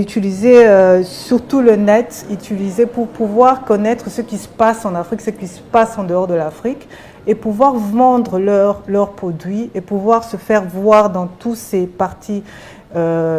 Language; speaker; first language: French; non-native, local second language; Kinyarwanda